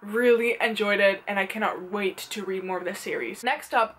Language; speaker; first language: English; non-native, fluent; Dutch